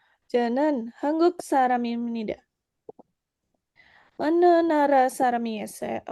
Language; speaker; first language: Korean; non-native, learner; Indonesian